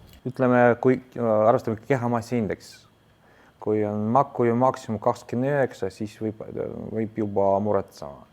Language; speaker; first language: Estonian; non-native, learner; Russian